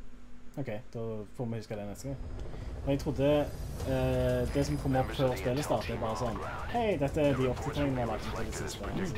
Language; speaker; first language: Norwegian; native; Norwegian